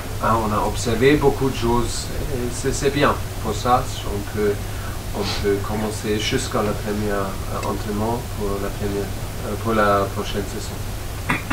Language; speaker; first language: French; non-native, fluent; German